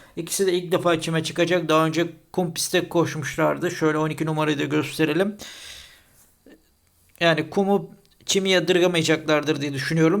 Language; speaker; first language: Turkish; native; Turkish